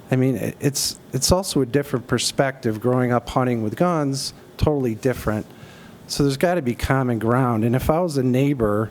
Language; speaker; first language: English; native; English